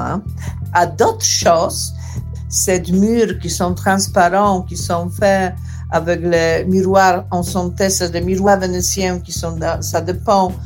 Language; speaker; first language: French; non-native, learner; Polish